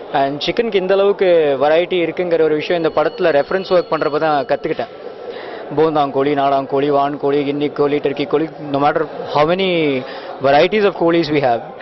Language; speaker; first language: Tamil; native; Tamil